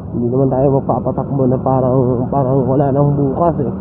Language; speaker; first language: Filipino; non-native, local second language; Cebuano